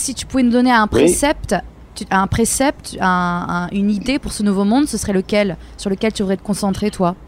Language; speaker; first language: French; native; French